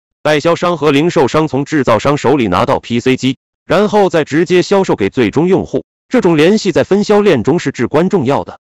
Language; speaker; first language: Chinese; native; Chinese